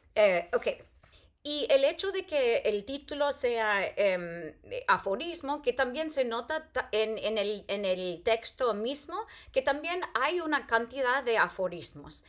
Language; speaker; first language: Spanish; non-native, fluent; English